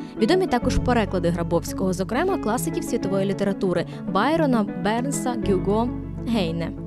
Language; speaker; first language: Ukrainian; native; Ukrainian